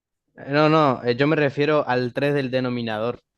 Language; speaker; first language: Spanish; native; Spanish